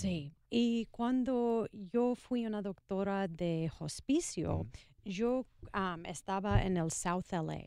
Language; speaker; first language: Spanish; non-native, learner; English